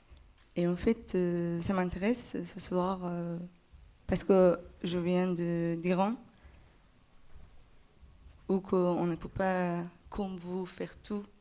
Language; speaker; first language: French; non-native, learner; Persian